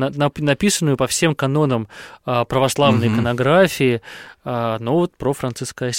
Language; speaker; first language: Russian; native; Russian